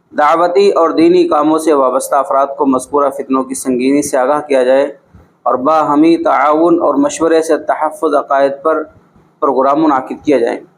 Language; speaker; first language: Urdu; native; Urdu